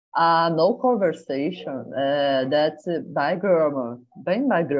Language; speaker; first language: English; non-native, learner; Portuguese